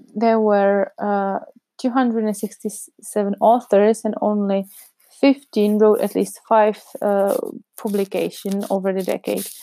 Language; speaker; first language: English; non-native, fluent; Czech